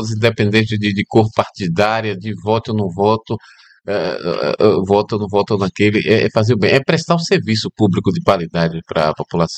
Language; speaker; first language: Portuguese; native; Portuguese